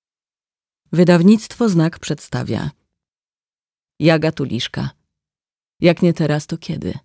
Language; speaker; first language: Polish; native; Polish